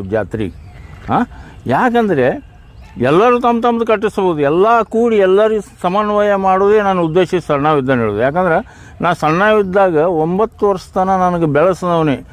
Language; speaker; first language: Kannada; native; Kannada